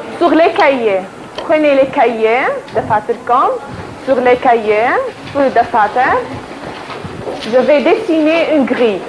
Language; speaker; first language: French; non-native, fluent; Arabic